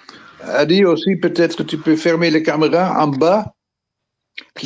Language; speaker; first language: French; non-native, fluent; Dutch